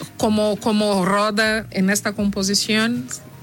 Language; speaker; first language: Spanish; non-native, fluent; Portuguese